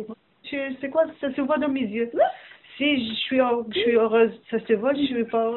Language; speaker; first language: French; non-native, learner; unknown